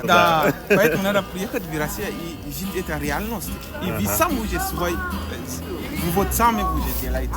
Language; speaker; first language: Russian; non-native, fluent; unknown